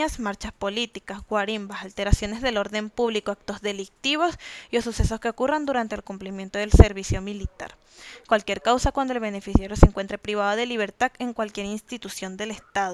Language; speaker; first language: Spanish; native; Spanish